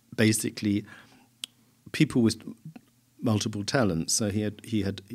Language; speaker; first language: English; native; English